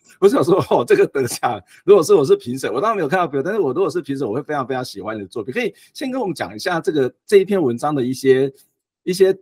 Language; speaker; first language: Chinese; native; Chinese